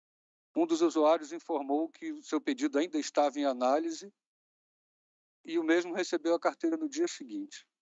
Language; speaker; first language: Portuguese; native; Portuguese